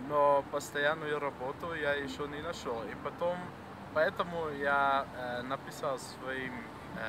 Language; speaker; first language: Russian; non-native, fluent; Dutch